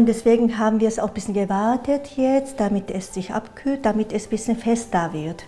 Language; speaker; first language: German; non-native, fluent; Japanese